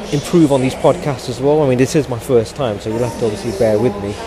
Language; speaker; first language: English; native; English